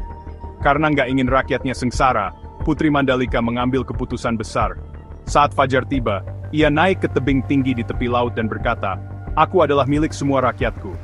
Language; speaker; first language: Indonesian; native; Indonesian